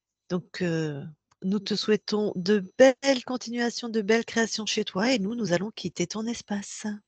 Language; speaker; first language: French; native; French